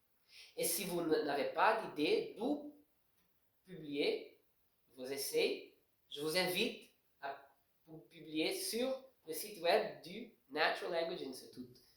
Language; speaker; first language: French; non-native, fluent; Portuguese